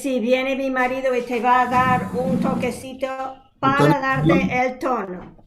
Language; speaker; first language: Spanish; non-native, fluent; English